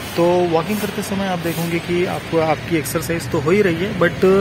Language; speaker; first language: Hindi; non-native, local second language; Marathi